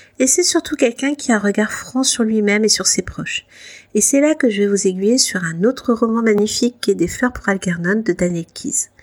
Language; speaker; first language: French; native; French